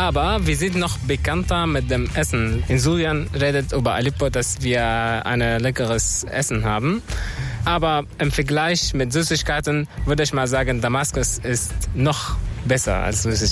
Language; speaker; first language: German; non-native, fluent; Arabic